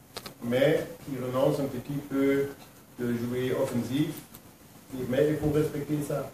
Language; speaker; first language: French; non-native, fluent; German